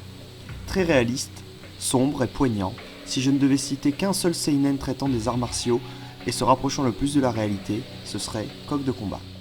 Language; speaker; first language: French; native; French